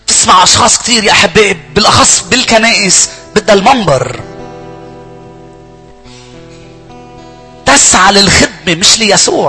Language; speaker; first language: Arabic; native; Arabic